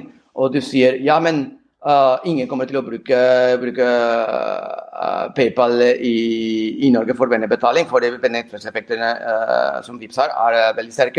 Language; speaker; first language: Norwegian; non-native, fluent; Spanish